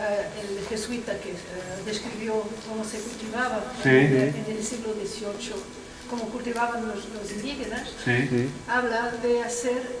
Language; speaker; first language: Spanish; non-native, fluent; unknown